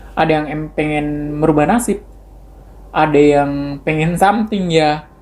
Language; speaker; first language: Indonesian; native; Indonesian